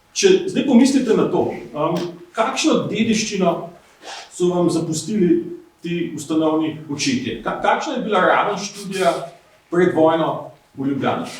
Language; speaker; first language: Slovenian; native; Slovenian